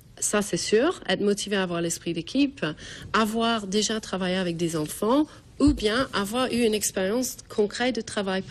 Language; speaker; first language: French; non-native, fluent; English